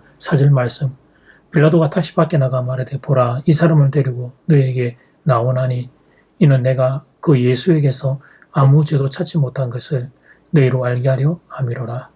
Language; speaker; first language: Korean; native; Korean